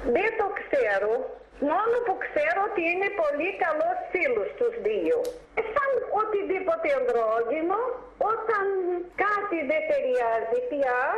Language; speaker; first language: Greek; non-native, fluent; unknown